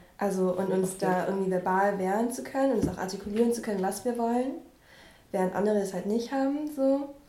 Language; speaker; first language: German; early bilingual, other home language; Vietnamese